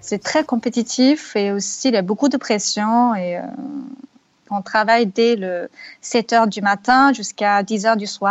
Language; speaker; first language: French; non-native, fluent; Chinese